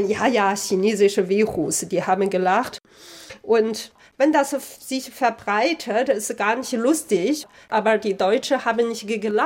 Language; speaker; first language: German; non-native, fluent; Chinese